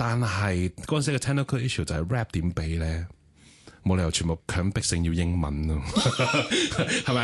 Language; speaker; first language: Cantonese; native; Cantonese